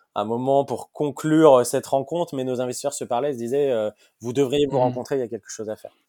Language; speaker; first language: French; native; French